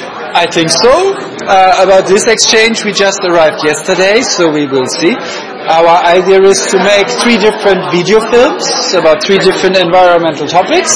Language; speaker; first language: English; non-native, fluent; German